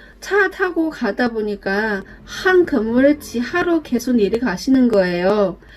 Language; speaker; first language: Korean; non-native, learner; Chinese